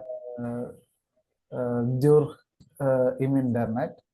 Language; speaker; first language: German; non-native, learner; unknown